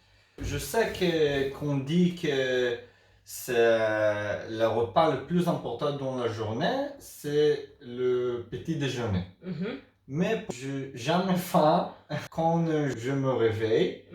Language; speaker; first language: French; non-native, learner; Hebrew